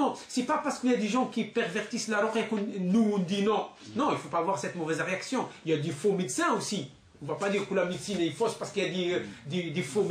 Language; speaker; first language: French; non-native, local second language; Arabic